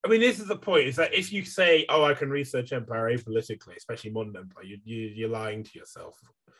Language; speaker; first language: English; native; English